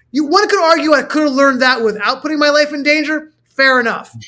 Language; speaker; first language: English; native; English